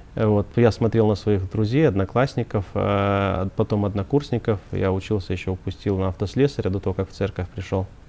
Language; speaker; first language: Russian; native; Russian